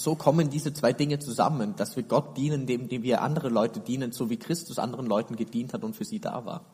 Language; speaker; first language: German; native; German